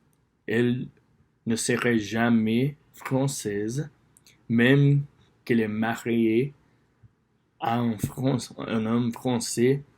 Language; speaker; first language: French; non-native, learner; English